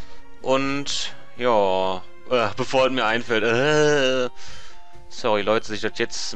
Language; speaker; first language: German; native; German